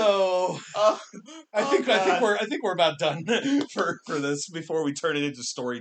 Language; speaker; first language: English; native; English